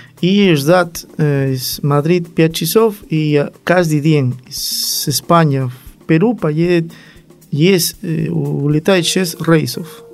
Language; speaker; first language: Russian; non-native, learner; Spanish